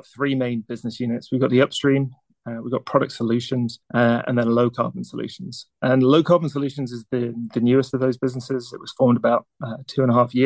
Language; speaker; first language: English; native; English